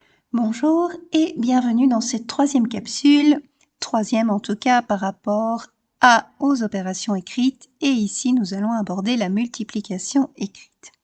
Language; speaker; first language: French; native; French